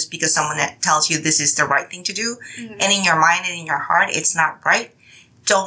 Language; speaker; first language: English; non-native, local second language; Filipino